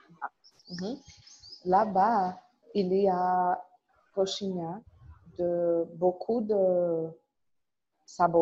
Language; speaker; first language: French; non-native, learner; Portuguese